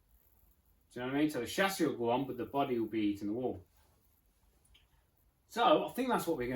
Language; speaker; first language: English; native; English